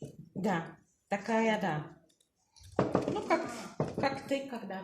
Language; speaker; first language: Russian; non-native, learner; Czech